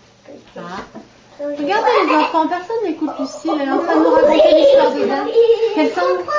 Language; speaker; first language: French; native; French